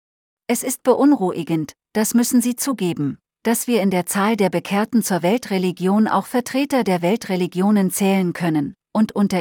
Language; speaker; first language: German; native; German